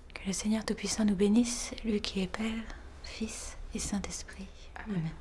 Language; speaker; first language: French; native; French